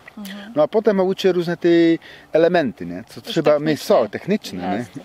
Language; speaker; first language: Polish; non-native, learner; Czech